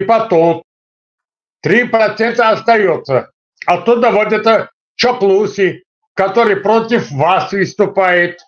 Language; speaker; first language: Russian; non-native, local second language; Tajik